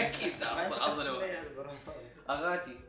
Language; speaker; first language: Arabic; native; Arabic